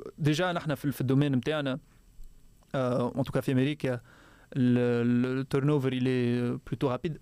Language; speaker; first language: French; non-native, local second language; Arabic